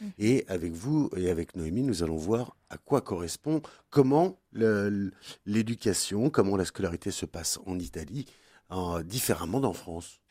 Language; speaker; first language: French; native; French